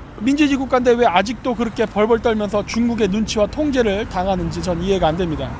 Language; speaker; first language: Korean; native; Korean